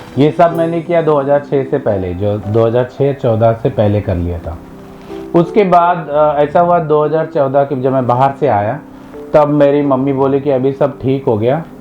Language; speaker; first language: Hindi; non-native, local second language; Malayalam